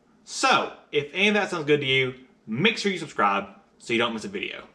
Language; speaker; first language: English; native; English